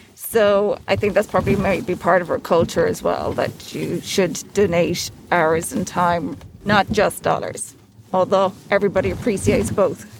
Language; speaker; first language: English; native; English